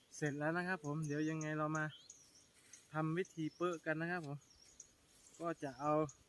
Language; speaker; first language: Thai; native; Thai